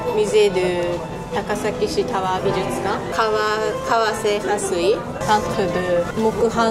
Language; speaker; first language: French; non-native, learner; Japanese